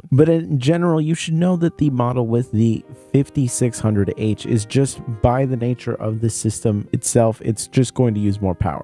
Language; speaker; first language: English; native; English